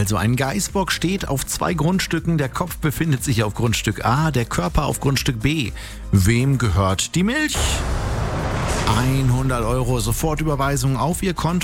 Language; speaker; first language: German; native; German